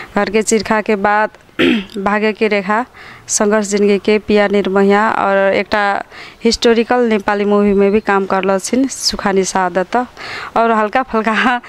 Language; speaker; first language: Maithili; non-native, local second language; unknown